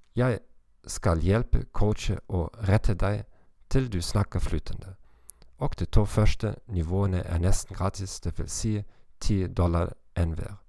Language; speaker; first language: Norwegian; non-native, learner; German